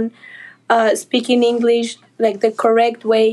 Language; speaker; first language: English; non-native, fluent; Spanish